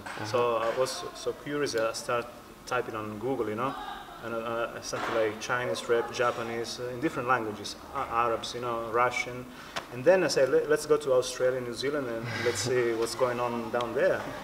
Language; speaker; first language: English; non-native, fluent; Italian